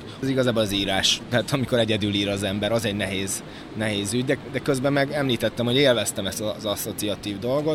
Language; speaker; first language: Hungarian; native; Hungarian